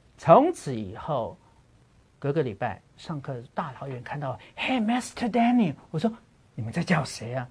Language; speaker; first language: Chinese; native; Chinese